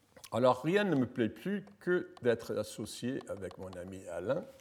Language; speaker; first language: French; non-native, fluent; English